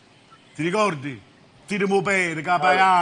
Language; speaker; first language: Italian; native; Italian